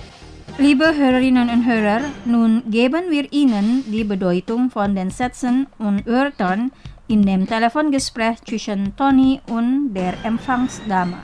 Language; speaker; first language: German; non-native, fluent; Indonesian